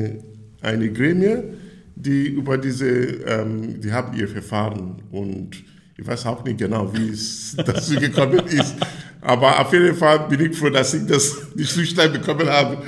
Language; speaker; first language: German; non-native, fluent; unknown